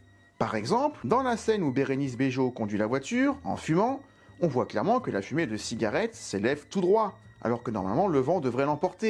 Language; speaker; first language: French; native; French